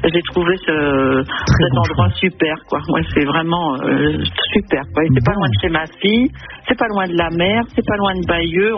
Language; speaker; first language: French; native; French